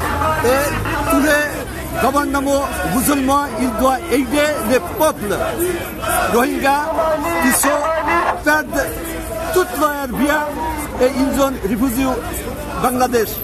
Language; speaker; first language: French; non-native, fluent; Bangla